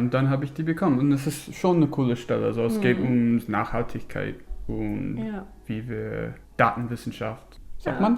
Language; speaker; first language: German; non-native, fluent; English